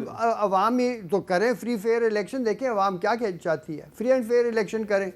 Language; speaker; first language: Urdu; non-native, local second language; Pashto